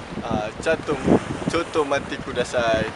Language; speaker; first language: Japanese; non-native, learner; Malay